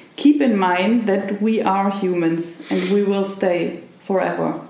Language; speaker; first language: English; non-native, fluent; German